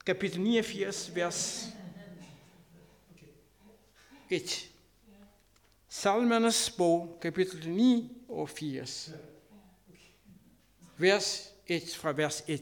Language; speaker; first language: Danish; non-native, learner; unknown